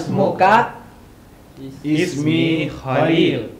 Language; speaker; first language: Arabic; non-native, learner; Indonesian